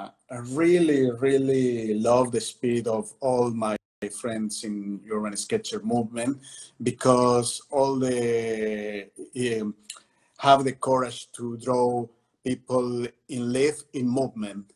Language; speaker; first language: English; non-native, learner; Spanish